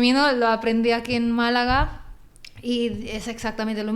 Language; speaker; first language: Spanish; non-native, fluent; Filipino